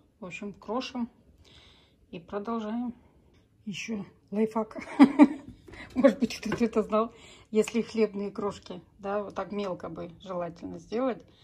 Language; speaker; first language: Russian; native; Russian